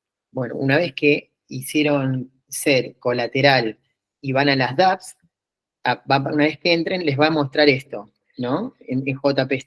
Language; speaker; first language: Spanish; native; Spanish